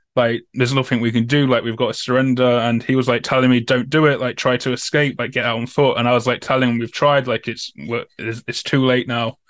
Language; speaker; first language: English; native; English